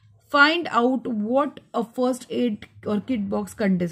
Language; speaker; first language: English; non-native, local second language; Marathi